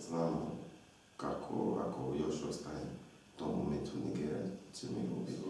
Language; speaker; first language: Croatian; non-native, learner; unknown